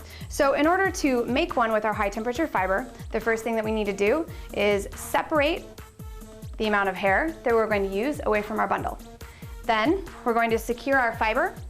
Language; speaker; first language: English; native; English